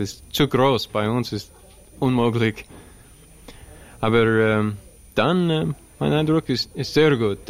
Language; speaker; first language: German; non-native, learner; English